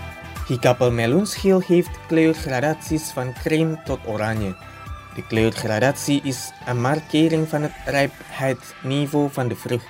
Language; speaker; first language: Dutch; non-native, fluent; Indonesian